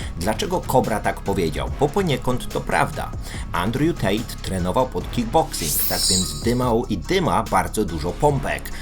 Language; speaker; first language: Polish; native; Polish